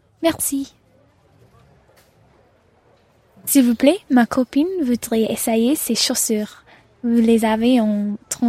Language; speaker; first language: French; non-native, learner; English